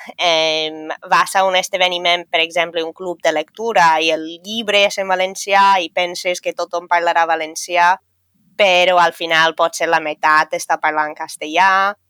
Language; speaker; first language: Catalan; non-native, fluent; English